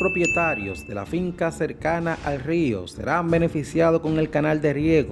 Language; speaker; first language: Spanish; native; Spanish